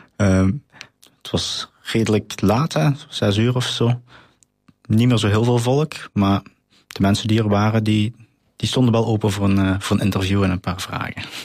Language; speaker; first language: Dutch; native; Dutch